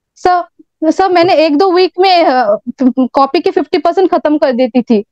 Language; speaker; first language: Hindi; non-native, local second language; Bangla